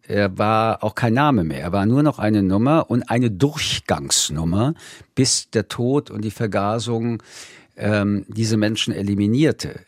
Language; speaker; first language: German; early bilingual, other home language; French